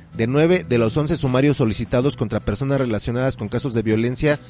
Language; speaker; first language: Spanish; native; Spanish